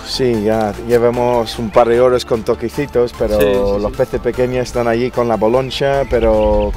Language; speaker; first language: Spanish; non-native, fluent; English